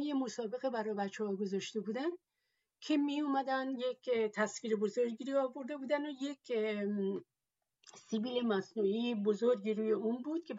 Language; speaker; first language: Persian; native; Persian